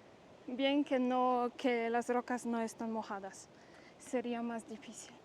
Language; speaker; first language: Spanish; non-native, learner; Polish